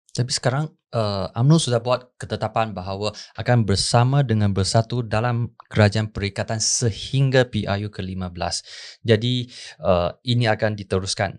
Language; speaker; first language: Malay; non-native, local second language; Chinese